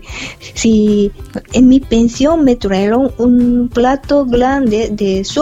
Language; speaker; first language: Spanish; non-native, fluent; Japanese